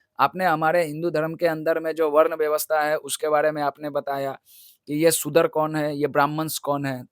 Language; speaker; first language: Hindi; non-native, local second language; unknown